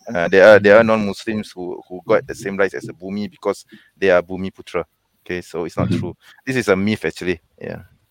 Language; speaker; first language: English; non-native, local second language; Malay